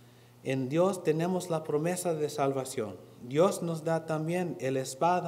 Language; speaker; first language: Spanish; non-native, learner; English